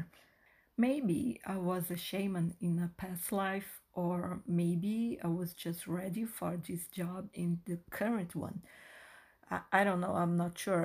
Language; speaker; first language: English; non-native, fluent; Portuguese